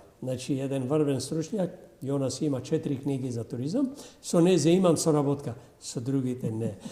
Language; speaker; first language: Macedonian; non-native, local second language; Albanian